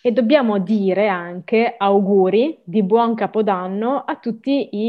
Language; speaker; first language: Italian; native; Italian